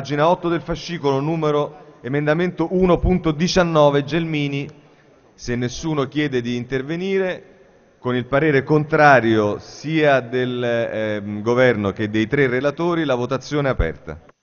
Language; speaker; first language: Italian; native; Italian